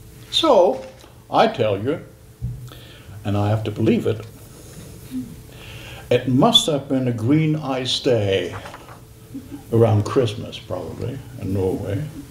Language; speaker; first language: English; non-native, fluent; German